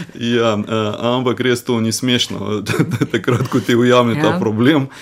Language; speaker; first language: Slovenian; non-native, fluent; Russian